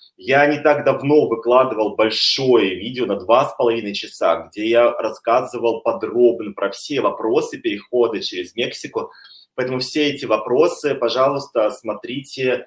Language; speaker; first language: Russian; native; Russian